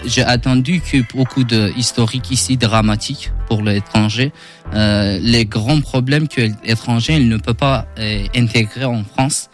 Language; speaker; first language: French; non-native, learner; Kurdish